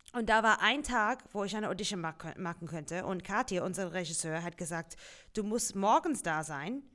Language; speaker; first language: German; non-native, fluent; English